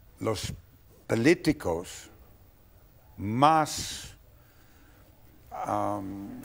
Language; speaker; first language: Spanish; non-native, fluent; English